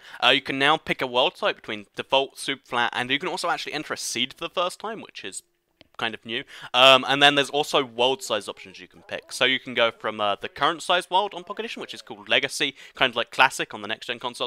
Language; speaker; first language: English; native; English